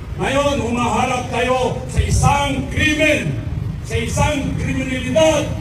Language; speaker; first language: Filipino; non-native, local second language; Iloko